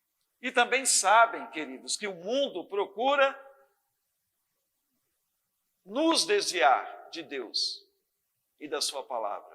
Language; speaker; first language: Portuguese; native; Portuguese